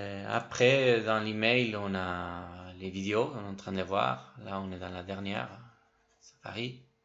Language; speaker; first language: French; non-native, fluent; Spanish